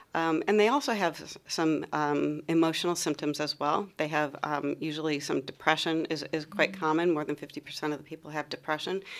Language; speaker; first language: English; native; English